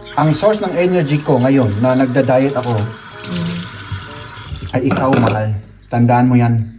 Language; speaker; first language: Filipino; native; Filipino